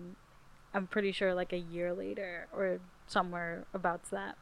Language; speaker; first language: English; native; English